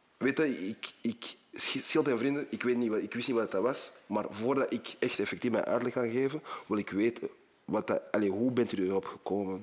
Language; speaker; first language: Dutch; early bilingual, other home language; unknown